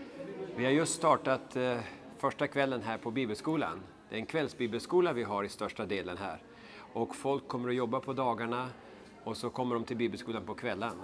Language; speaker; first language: Swedish; native; Swedish